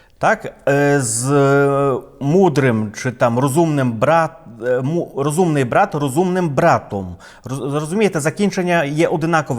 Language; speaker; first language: Ukrainian; non-native, fluent; Polish